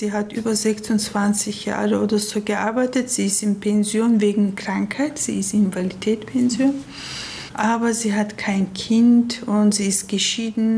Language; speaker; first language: German; non-native, fluent; Turkish